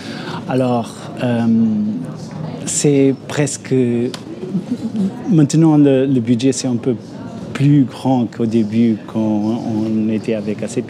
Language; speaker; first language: French; non-native, fluent; Portuguese